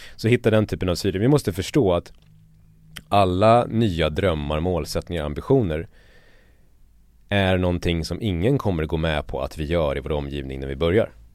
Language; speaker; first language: Swedish; native; Swedish